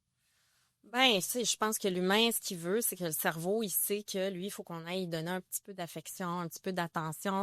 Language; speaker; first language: French; native; French